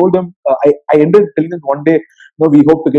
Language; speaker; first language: English; non-native, local second language; Tamil